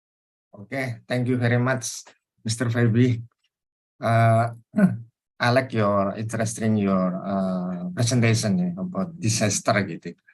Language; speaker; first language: English; non-native, learner; Indonesian